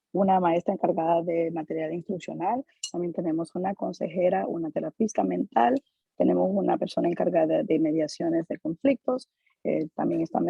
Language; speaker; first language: Spanish; native; Spanish